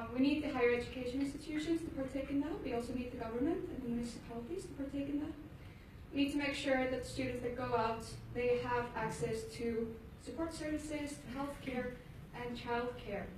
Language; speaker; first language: English; non-native, fluent; Icelandic